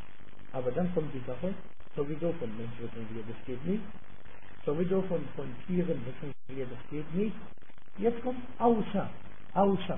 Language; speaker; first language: German; non-native, fluent; Arabic